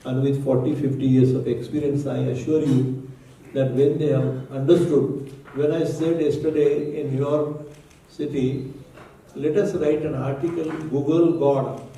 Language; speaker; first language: English; non-native, local second language; Marathi